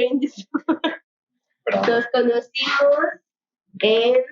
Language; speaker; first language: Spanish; early bilingual, heritage; Spanish